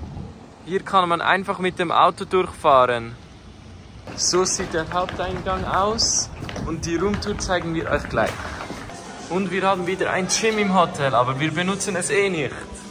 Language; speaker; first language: German; native; German